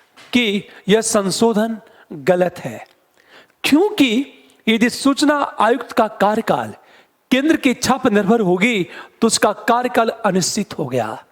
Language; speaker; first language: Hindi; native; Hindi